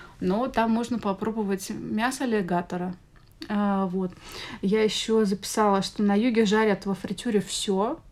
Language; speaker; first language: Russian; native; Russian